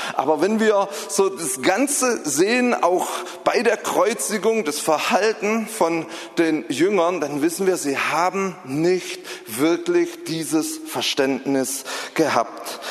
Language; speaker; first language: German; native; German